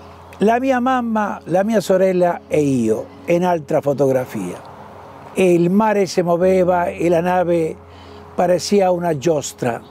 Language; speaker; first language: Italian; early bilingual, heritage; Italian